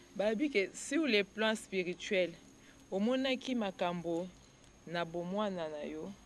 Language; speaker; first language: Lingala; native; Lingala